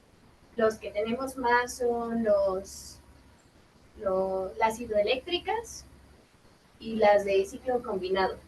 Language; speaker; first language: Spanish; native; Spanish